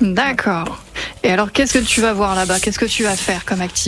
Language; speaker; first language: French; native; French